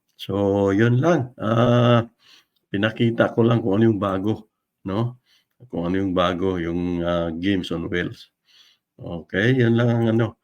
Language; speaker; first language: Filipino; non-native, local second language; Cebuano